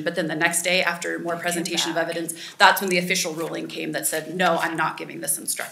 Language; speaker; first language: English; native; English